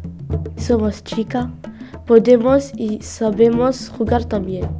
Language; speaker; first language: Spanish; non-native, learner; French